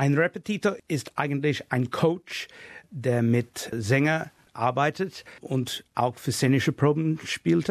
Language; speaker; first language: German; non-native, fluent; English